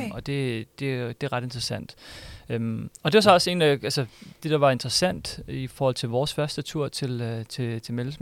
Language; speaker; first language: Danish; native; Danish